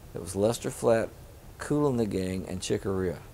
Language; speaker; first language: English; native; English